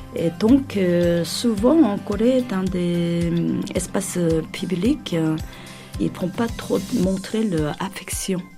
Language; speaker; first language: French; non-native, fluent; Korean